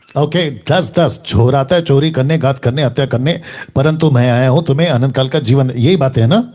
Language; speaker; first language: Hindi; native; Hindi